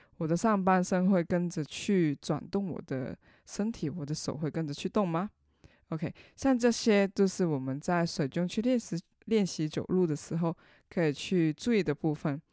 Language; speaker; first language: Chinese; non-native, local second language; Cantonese